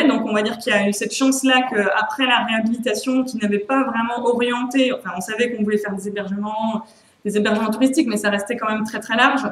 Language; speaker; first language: French; native; French